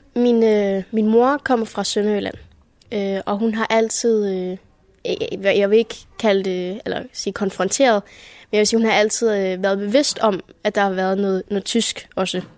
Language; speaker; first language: Danish; early bilingual, heritage; Danish